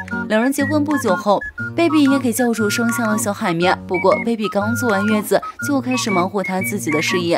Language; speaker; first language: Chinese; native; Chinese